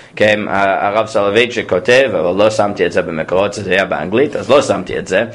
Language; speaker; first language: Hebrew; non-native, fluent; English